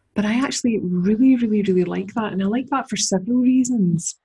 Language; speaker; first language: English; native; English